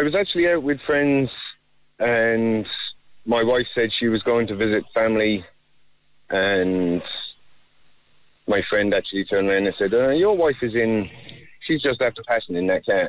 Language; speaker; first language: English; native; English